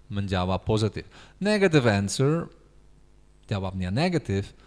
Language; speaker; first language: Indonesian; non-native, fluent; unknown